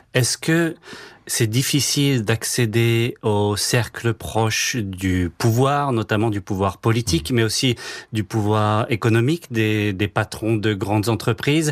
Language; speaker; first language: French; native; French